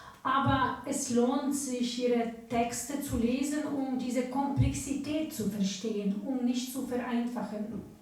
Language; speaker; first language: German; non-native, fluent; Ukrainian